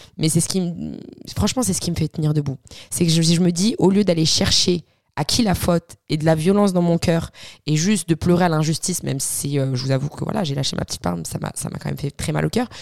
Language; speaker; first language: French; early bilingual, other home language; Arabic